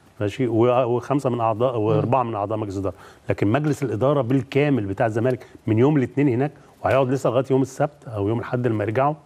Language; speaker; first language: Arabic; native; Arabic